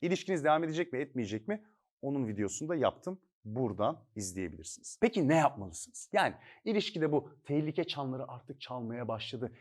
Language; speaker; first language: Turkish; native; Turkish